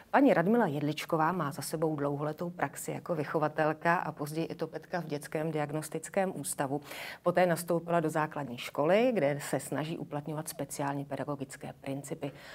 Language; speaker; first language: Czech; native; Czech